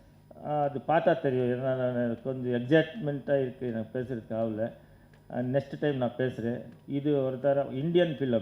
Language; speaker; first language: Tamil; non-native, learner; Kannada